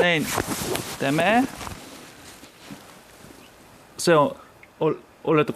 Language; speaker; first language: Finnish; non-native, learner; Korean